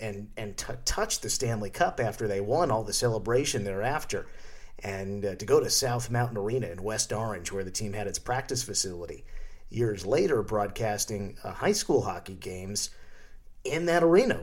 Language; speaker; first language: English; native; English